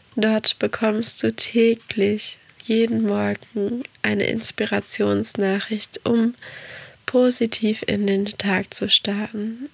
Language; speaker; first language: German; early bilingual, other home language; Portuguese